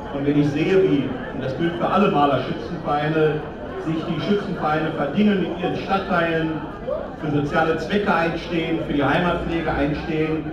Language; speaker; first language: German; native; German